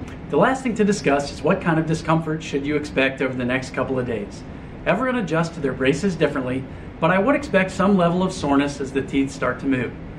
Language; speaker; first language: English; native; English